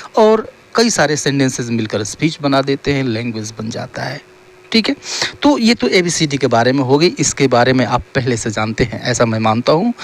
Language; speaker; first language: Hindi; native; Hindi